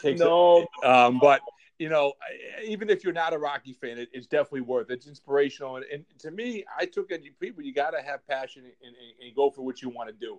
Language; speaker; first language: English; native; English